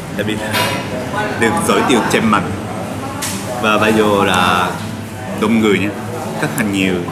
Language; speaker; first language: Vietnamese; non-native, learner; Japanese